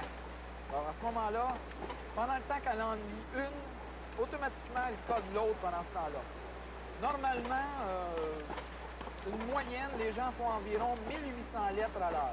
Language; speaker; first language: French; native; French